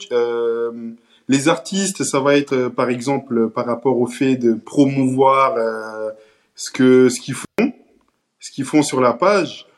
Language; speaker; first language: French; early bilingual, other home language; Kabuverdianu